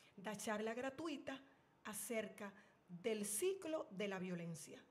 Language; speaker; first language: Spanish; native; Spanish